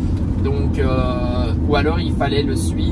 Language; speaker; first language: French; native; French